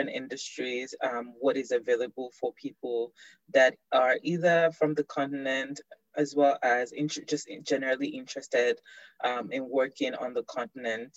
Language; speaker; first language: English; non-native, local second language; Yoruba